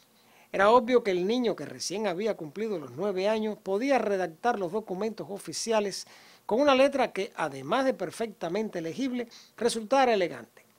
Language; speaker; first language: Spanish; native; Spanish